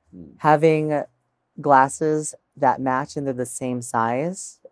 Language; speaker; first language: English; native; English